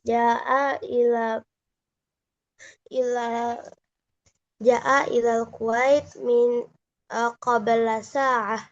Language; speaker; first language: Arabic; non-native, learner; Indonesian